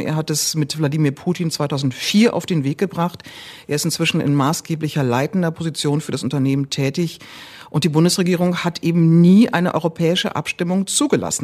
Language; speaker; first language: German; native; German